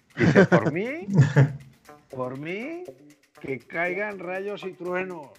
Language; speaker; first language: Spanish; native; Spanish